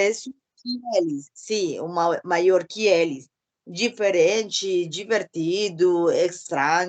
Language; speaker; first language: Portuguese; non-native, learner; Spanish